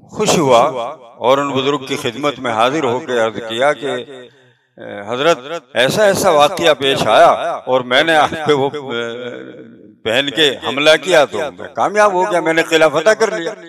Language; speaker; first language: Urdu; native; Urdu